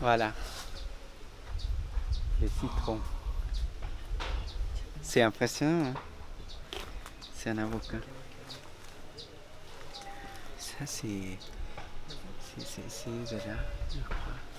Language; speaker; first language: French; non-native, fluent; Spanish